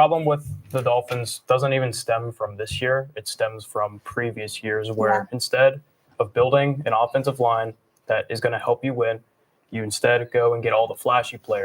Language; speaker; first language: English; native; English